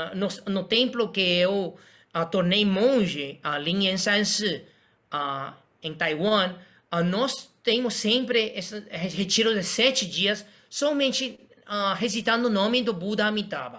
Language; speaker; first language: Portuguese; non-native, fluent; Spanish